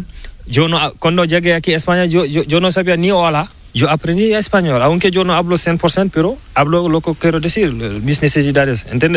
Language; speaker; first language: Spanish; non-native, learner; Fula